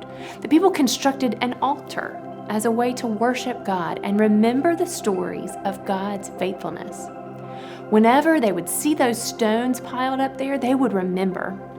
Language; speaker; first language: English; native; English